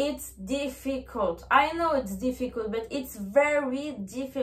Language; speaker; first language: English; non-native, fluent; French